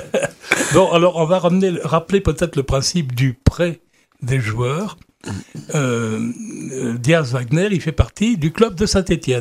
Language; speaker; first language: French; native; French